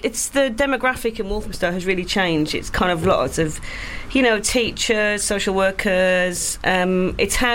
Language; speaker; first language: English; native; English